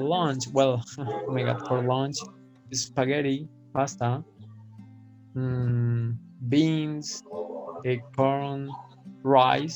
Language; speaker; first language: English; non-native, fluent; Spanish